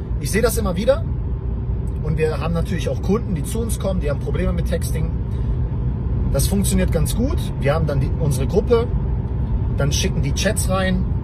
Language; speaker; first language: German; native; German